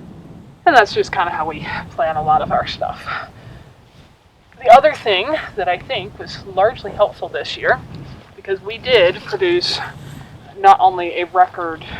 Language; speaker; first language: English; native; English